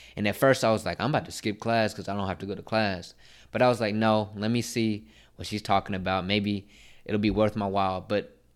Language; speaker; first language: English; native; English